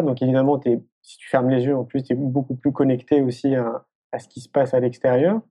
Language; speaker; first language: French; native; French